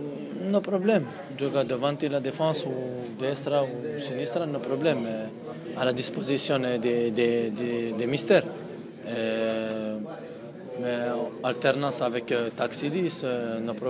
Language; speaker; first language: Italian; non-native, learner; French